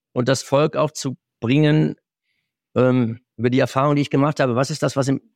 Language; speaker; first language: German; native; German